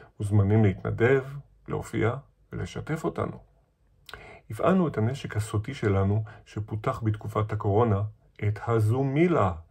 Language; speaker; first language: Hebrew; native; Hebrew